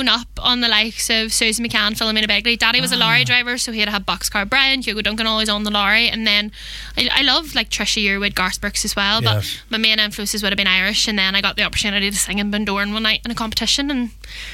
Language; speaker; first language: English; native; English